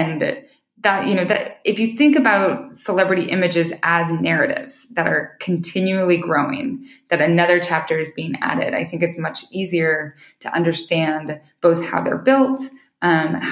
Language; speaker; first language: English; native; English